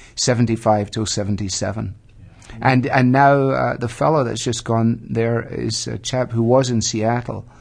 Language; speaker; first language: English; native; English